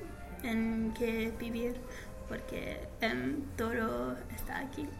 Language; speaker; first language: Spanish; non-native, learner; English